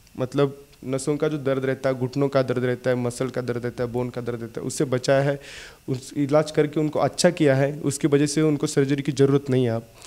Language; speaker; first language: Hindi; non-native, local second language; Marathi